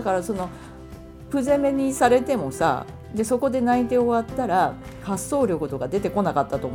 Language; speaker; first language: Japanese; native; Japanese